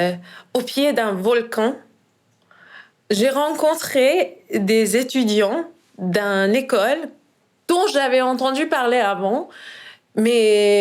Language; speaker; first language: French; non-native, fluent; Persian